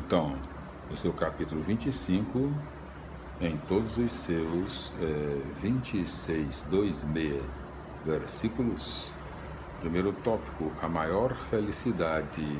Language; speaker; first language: Portuguese; native; Portuguese